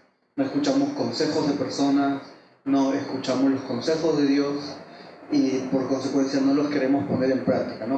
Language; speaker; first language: Spanish; native; Spanish